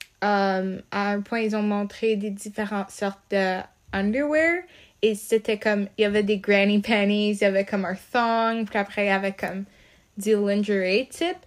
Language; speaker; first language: French; non-native, local second language; English